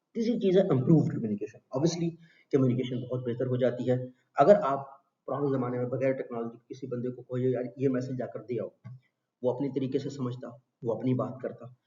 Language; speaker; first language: Urdu; non-native, local second language; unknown